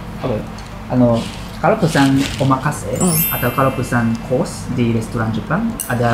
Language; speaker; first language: Indonesian; non-native, learner; Japanese